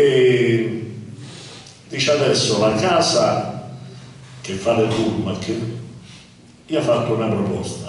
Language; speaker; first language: Italian; native; Italian